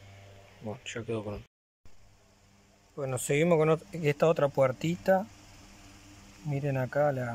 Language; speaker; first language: Spanish; native; Spanish